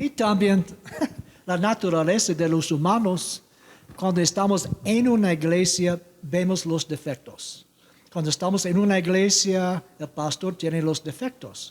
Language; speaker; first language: Spanish; non-native, learner; English